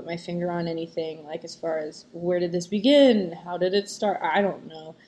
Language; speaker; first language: English; native; English